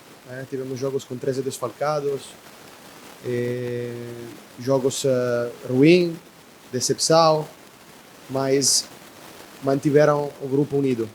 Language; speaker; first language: Portuguese; non-native, fluent; Italian